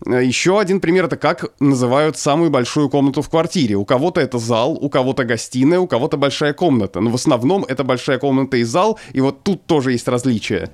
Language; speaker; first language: Russian; native; Russian